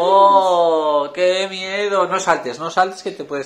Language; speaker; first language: Spanish; native; Spanish